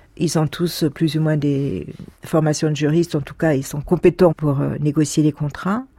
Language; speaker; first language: French; non-native, fluent; English